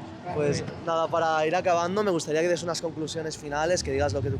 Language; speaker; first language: Spanish; native; Spanish